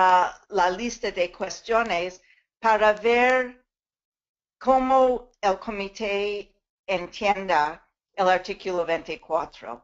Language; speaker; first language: Spanish; non-native, fluent; English